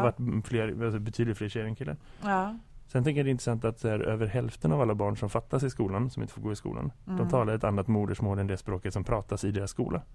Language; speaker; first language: Swedish; native; Swedish